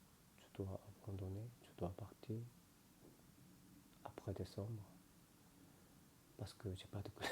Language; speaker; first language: French; non-native, learner; Korean